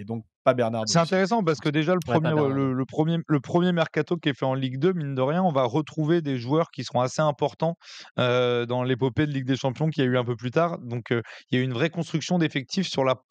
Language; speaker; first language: French; native; French